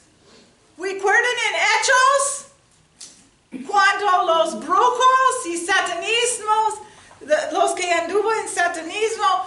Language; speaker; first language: Spanish; non-native, learner; English